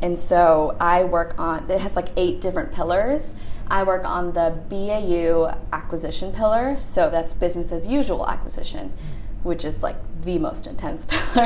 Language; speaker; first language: English; native; English